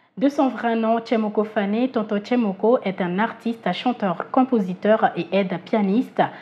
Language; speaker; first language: French; non-native, local second language; Bambara